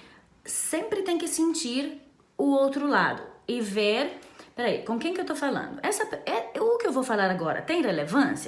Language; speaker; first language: Portuguese; non-native, fluent; Romanian